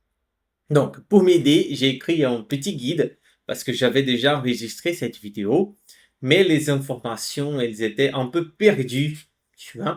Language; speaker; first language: French; non-native, fluent; Portuguese